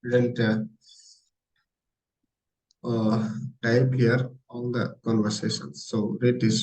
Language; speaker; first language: English; non-native, local second language; Hindi